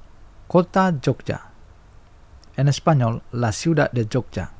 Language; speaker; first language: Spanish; non-native, fluent; Indonesian